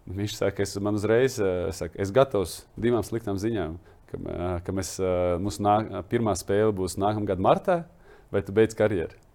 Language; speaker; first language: Latvian; non-native, local second language; Russian